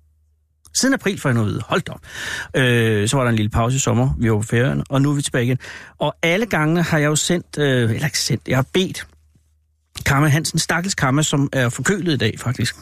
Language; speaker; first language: Danish; native; Danish